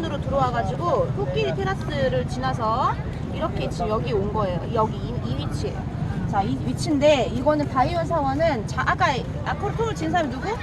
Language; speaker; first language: Korean; native; Korean